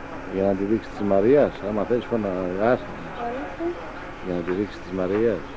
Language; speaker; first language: Greek; native; Greek